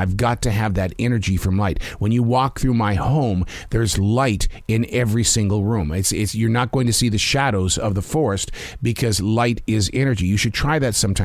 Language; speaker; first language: English; native; English